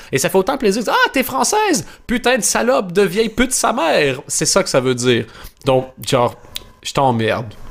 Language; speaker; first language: French; native; French